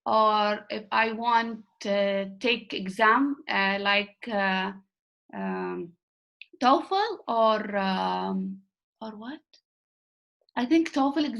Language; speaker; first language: English; non-native, learner; Arabic